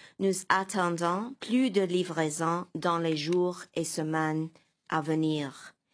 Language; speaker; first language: French; non-native, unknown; English